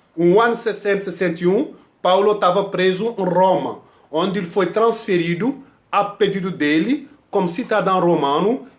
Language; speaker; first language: Portuguese; non-native, fluent; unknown